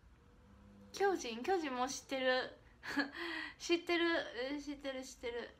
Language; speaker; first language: Japanese; non-native, fluent; Chinese